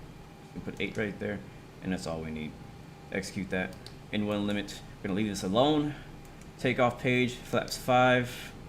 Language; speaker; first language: English; native; English